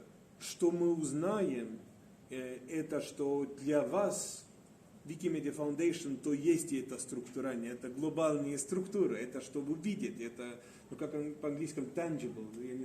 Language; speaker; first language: Russian; non-native, fluent; Estonian